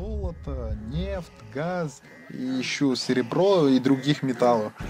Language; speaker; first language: Russian; non-native, learner; Arabic